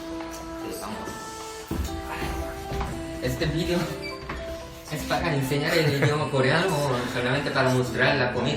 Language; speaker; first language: Spanish; non-native, fluent; Korean